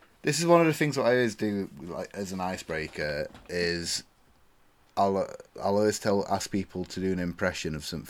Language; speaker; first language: English; native; English